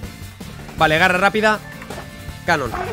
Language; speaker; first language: Spanish; native; Spanish